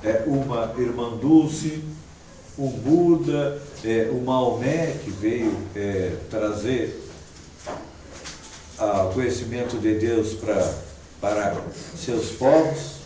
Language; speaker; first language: Portuguese; native; Portuguese